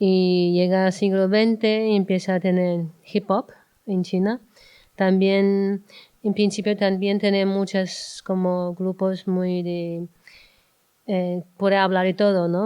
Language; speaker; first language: Spanish; non-native, learner; Chinese